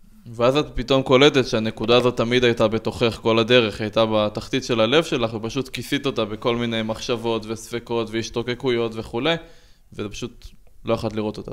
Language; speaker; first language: Hebrew; native; Hebrew